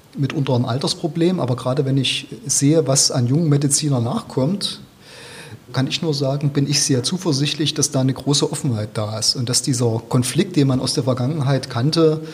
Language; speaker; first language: German; native; German